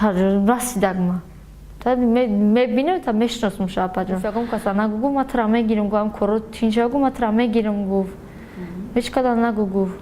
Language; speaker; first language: Tajik; native; Tajik